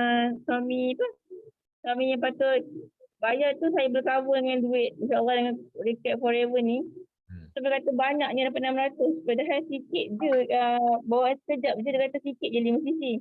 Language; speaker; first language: Malay; native; Malay